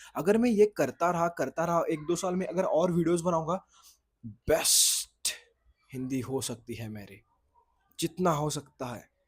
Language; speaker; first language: Hindi; non-native, local second language; Marathi